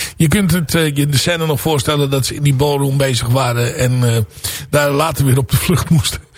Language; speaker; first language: Dutch; native; Dutch